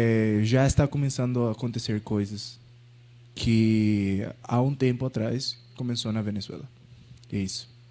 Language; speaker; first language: Portuguese; non-native, fluent; Spanish